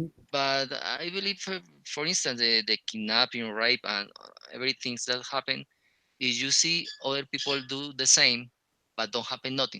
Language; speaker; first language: English; non-native, learner; Spanish